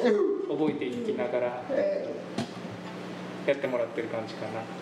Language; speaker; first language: Japanese; native; Japanese